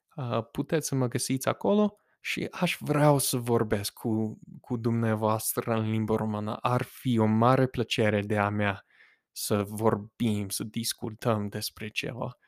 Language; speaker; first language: Romanian; non-native, fluent; English